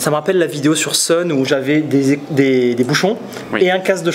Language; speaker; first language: French; native; French